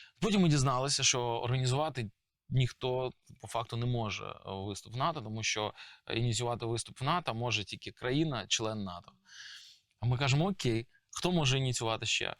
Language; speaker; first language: Ukrainian; native; Ukrainian